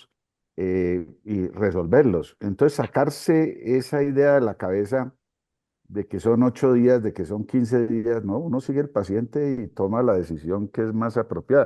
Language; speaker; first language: Spanish; native; Spanish